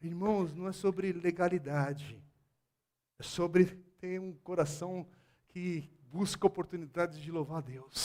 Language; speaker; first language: Portuguese; native; Portuguese